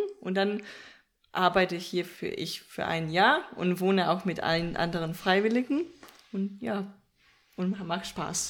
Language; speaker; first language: German; non-native, fluent; Danish